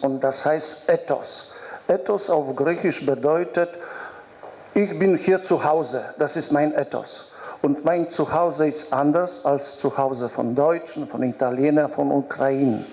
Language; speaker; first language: German; non-native, fluent; Polish